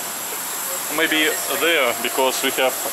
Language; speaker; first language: English; non-native, fluent; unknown